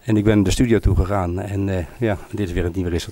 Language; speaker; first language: Dutch; native; Dutch